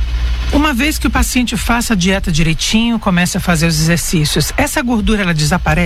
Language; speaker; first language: Portuguese; native; Portuguese